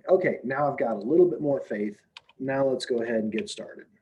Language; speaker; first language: English; native; English